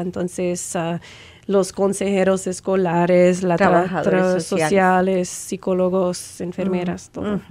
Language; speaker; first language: Spanish; non-native, fluent; English